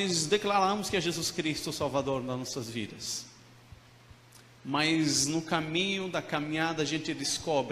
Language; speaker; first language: Portuguese; non-native, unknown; Arabic